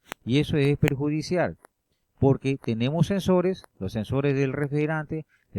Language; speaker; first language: Spanish; native; Spanish